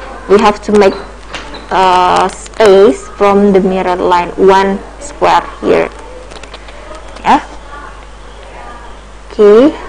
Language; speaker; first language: English; non-native, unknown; Indonesian